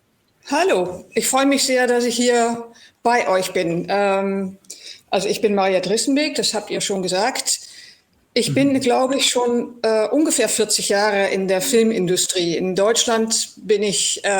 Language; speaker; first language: German; non-native, fluent; Dutch